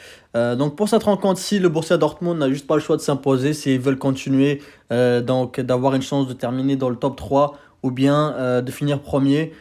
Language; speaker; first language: French; native; French